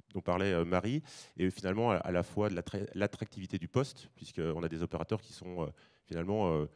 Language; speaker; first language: French; native; French